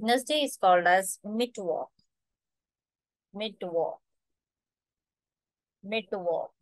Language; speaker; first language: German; non-native, fluent; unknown